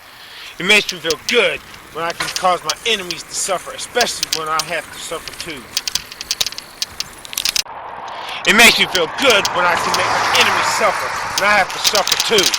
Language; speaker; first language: English; native; English